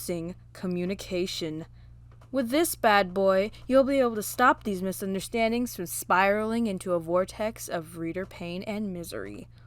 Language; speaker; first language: English; non-native, fluent; Malagasy